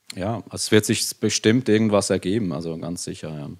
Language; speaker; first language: German; native; German